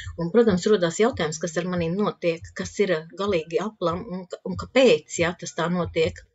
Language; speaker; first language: Latvian; native; Latvian